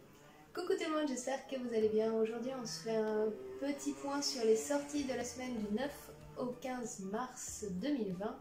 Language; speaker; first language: French; native; French